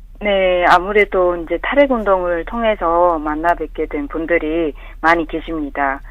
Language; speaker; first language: Korean; non-native, fluent; Japanese